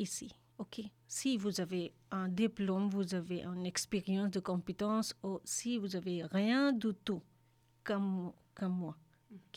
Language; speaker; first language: French; non-native, learner; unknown